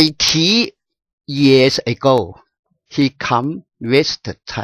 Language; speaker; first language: English; non-native, learner; Chinese